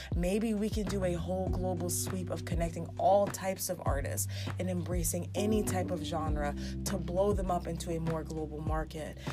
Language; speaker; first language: English; early bilingual, heritage; English